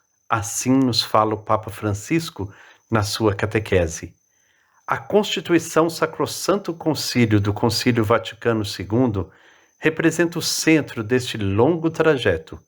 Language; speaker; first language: Portuguese; native; Portuguese